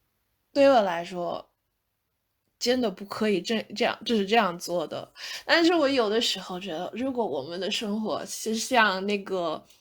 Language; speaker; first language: Chinese; non-native, fluent; English